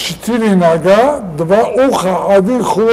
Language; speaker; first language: Russian; non-native, local second language; Tajik